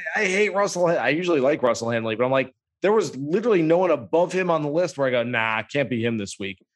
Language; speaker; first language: English; native; English